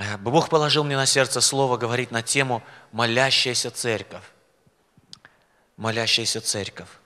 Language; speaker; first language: Russian; native; Russian